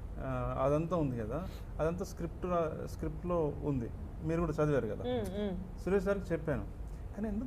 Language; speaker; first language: Telugu; native; Telugu